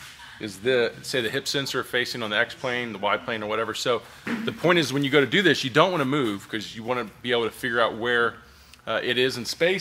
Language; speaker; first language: English; native; English